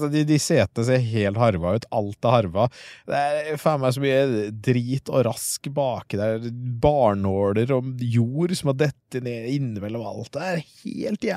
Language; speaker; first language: Norwegian; native; Norwegian